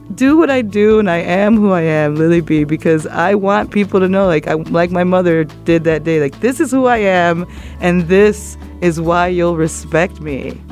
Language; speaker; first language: English; early bilingual, other home language; Spanish